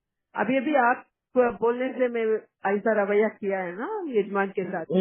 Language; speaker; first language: Hindi; non-native, local second language; Kannada